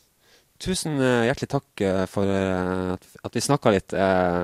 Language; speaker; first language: Norwegian; native; Norwegian